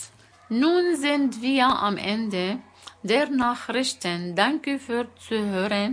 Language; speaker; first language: German; non-native, fluent; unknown